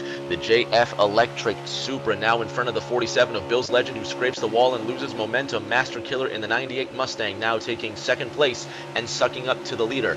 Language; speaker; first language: English; native; English